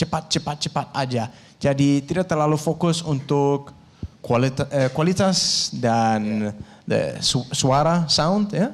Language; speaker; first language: Indonesian; non-native, learner; Danish